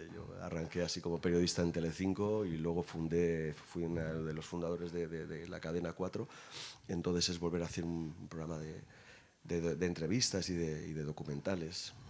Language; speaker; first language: Spanish; native; Spanish